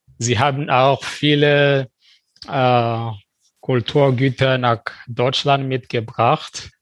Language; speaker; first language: German; non-native, fluent; French